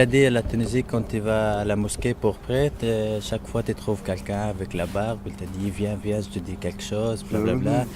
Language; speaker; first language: French; non-native, learner; Arabic